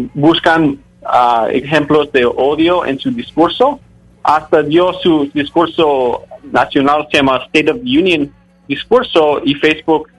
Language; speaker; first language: Spanish; non-native, fluent; English